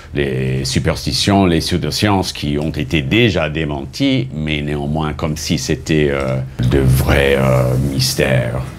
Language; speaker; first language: French; non-native, fluent; English